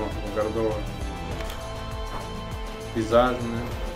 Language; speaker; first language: Portuguese; non-native, learner; Russian